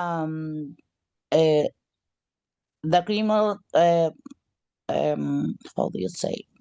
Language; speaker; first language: English; non-native, learner; Spanish